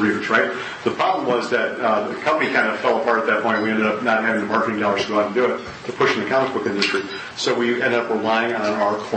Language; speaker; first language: English; native; English